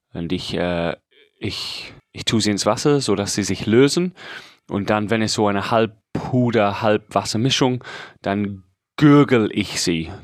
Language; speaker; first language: German; non-native, fluent; English